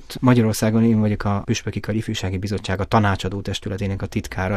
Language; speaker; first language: Hungarian; native; Hungarian